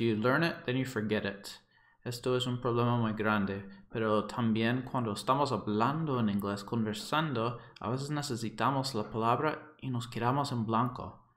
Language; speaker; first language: Spanish; non-native, fluent; English